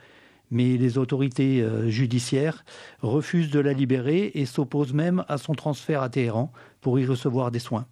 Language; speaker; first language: French; native; French